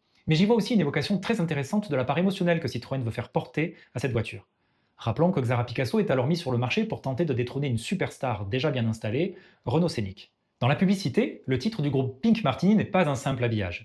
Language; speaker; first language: French; native; French